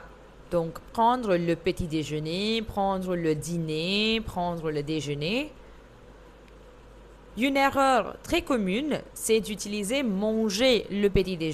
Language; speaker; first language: French; non-native, fluent; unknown